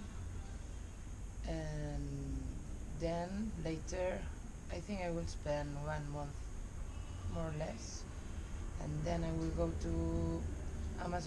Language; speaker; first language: English; non-native, learner; Spanish